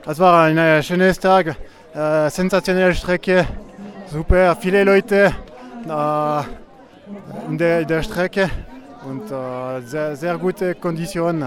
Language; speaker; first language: German; non-native, learner; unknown